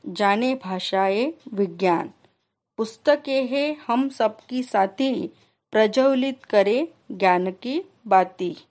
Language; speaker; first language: Hindi; non-native, local second language; Marathi